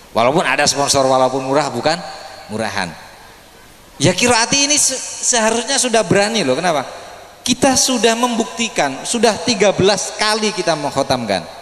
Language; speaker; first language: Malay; non-native, local second language; Madurese